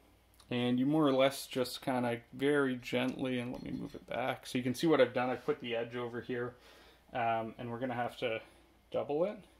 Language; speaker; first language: English; native; English